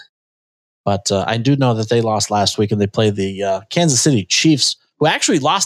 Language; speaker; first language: English; native; English